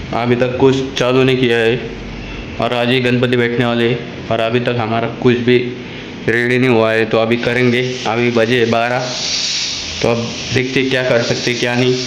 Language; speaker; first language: Hindi; non-native, local second language; Marathi